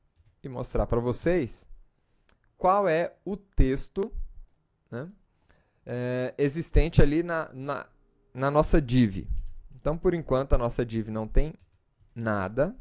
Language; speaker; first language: Portuguese; native; Portuguese